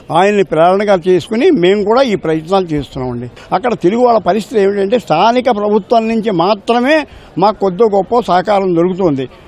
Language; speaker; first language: Telugu; native; Telugu